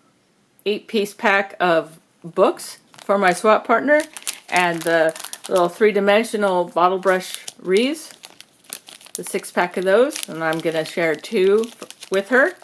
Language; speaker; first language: English; native; English